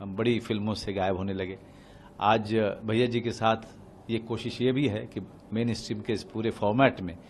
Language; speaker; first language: Hindi; native; Hindi